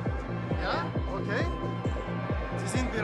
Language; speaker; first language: German; non-native, learner; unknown